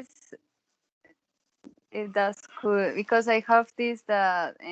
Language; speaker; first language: English; non-native, learner; Spanish